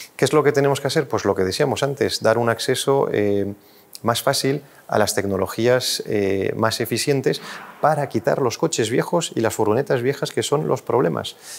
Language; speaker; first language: Spanish; non-native, fluent; French